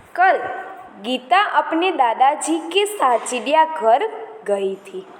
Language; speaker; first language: Hindi; non-native, local second language; Gujarati